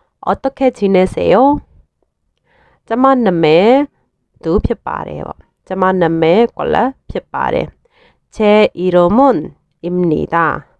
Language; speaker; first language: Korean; non-native, fluent; Burmese